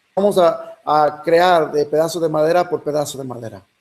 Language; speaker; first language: Spanish; early bilingual, other home language; English